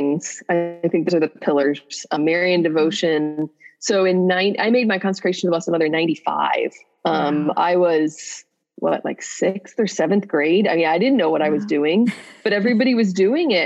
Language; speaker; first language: English; native; English